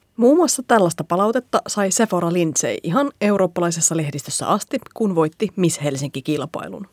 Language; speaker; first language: Finnish; native; Finnish